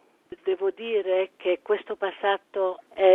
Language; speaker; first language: Italian; early bilingual, heritage; French